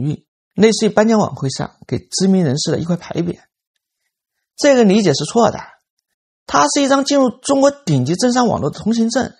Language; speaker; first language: Chinese; native; Chinese